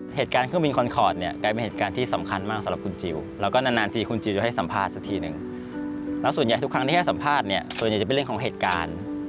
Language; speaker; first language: Thai; native; Thai